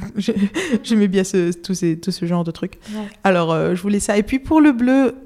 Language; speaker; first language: French; non-native, fluent; Spanish